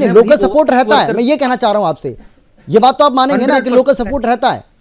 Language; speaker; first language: Hindi; native; Hindi